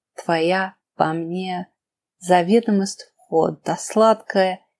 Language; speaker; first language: Russian; non-native, fluent; English